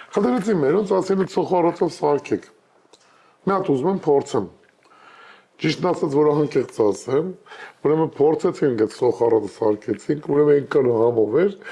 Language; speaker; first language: Armenian; native; Armenian